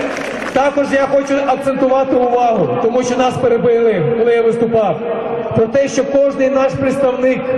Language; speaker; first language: Ukrainian; native; Ukrainian